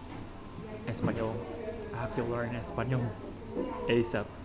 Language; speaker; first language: English; non-native, fluent; Japanese